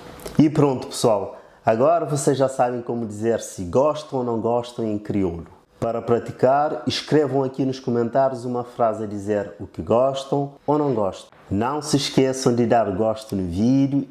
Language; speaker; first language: Portuguese; non-native, local second language; Kabuverdianu